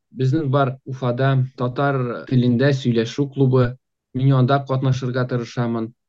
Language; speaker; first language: Tatar; native; Tatar